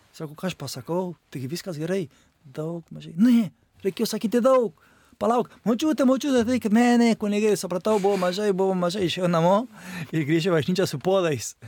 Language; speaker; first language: Lithuanian; non-native, fluent; Spanish